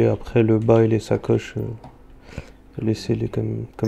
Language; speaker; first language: French; native; French